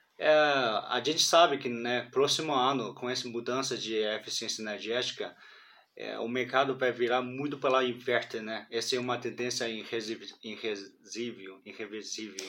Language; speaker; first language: Portuguese; non-native, fluent; Chinese